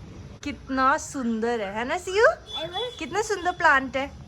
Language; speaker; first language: Hindi; native; Hindi